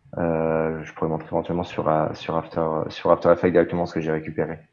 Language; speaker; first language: French; native; French